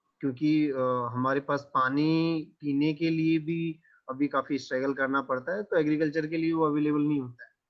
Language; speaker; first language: Hindi; native; Hindi